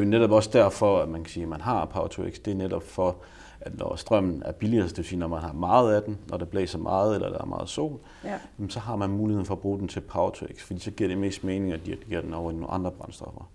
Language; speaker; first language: Danish; native; Danish